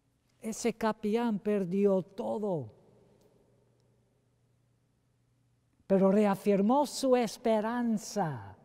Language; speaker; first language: Spanish; non-native, fluent; English